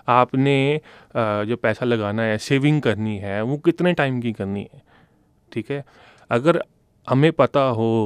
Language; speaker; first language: Hindi; non-native, local second language; Punjabi